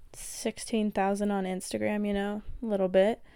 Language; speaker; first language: English; native; English